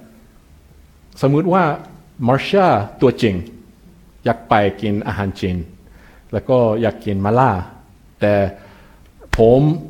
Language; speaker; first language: Thai; non-native, fluent; English